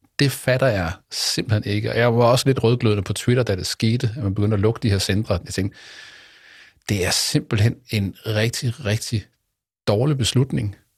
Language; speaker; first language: Danish; native; Danish